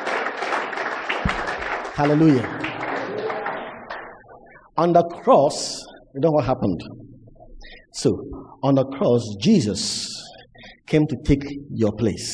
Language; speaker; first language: English; non-native, local second language; Akan